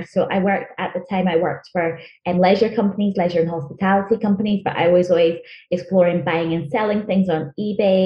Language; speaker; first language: English; non-native, local second language; Nyanja